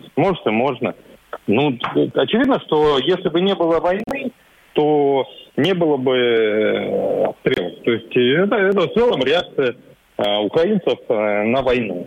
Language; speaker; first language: Russian; native; Russian